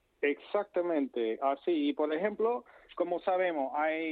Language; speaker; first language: Spanish; non-native, fluent; English